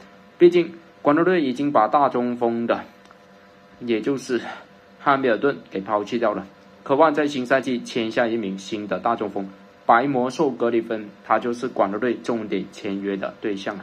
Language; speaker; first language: Chinese; native; Chinese